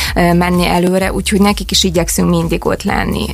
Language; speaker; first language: Hungarian; non-native, fluent; Ukrainian